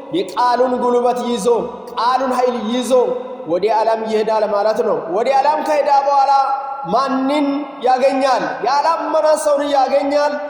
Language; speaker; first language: Amharic; non-native, local second language; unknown